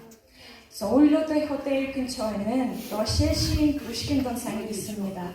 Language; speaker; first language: Korean; non-native, learner; Russian